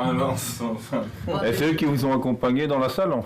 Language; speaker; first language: French; native; French